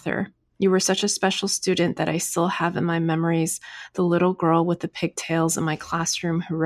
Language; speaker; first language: English; early bilingual, other home language; Chinese